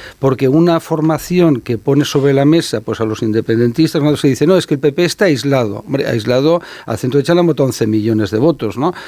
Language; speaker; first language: Spanish; native; Spanish